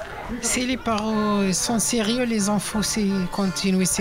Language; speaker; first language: French; non-native, learner; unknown